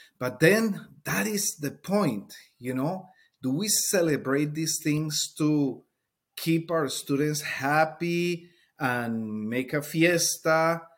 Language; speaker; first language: English; non-native, fluent; Spanish